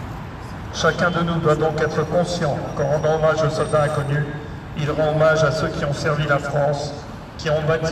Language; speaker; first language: French; native; French